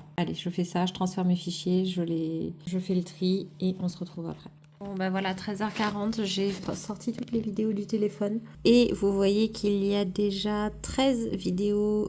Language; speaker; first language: French; native; French